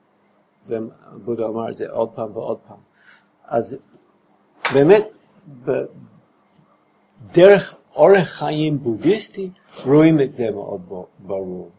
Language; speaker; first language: Hebrew; non-native, fluent; English